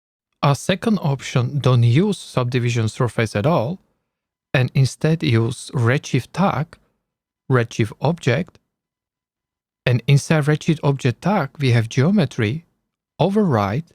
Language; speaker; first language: English; non-native, learner; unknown